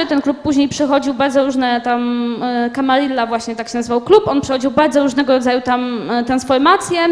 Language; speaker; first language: Polish; native; Polish